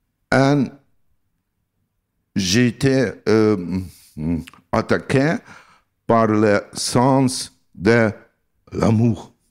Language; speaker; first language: French; non-native, learner; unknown